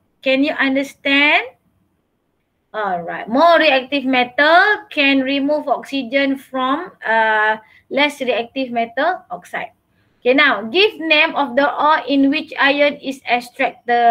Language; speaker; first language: English; non-native, local second language; Malay